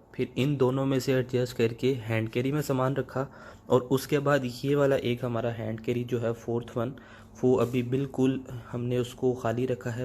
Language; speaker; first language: Urdu; non-native, local second language; Punjabi